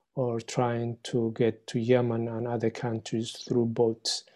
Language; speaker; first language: English; non-native, fluent; Somali